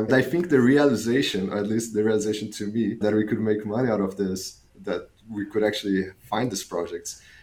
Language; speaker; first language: English; non-native, fluent; Portuguese